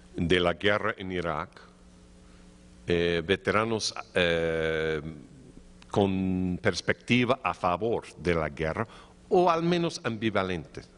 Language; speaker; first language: Spanish; non-native, fluent; English